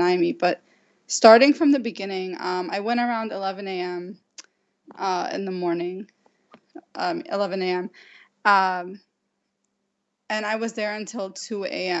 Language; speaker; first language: English; native; English